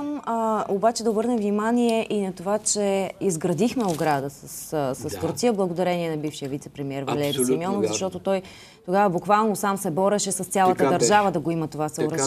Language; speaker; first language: Bulgarian; native; Bulgarian